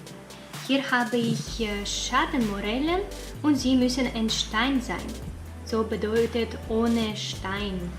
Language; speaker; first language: German; non-native, fluent; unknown